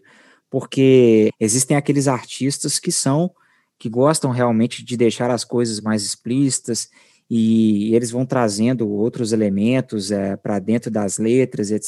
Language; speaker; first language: Portuguese; native; Portuguese